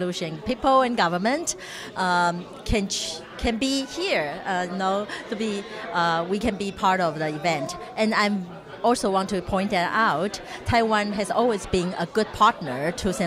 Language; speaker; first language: English; non-native, fluent; Chinese